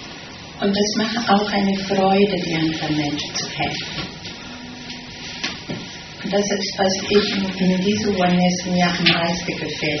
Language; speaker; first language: German; non-native, fluent; Italian